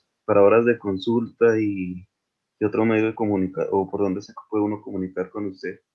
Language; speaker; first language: Spanish; native; Spanish